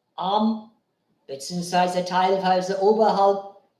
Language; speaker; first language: German; non-native, learner; Bangla